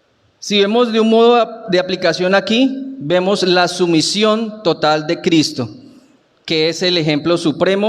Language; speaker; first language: Spanish; native; Spanish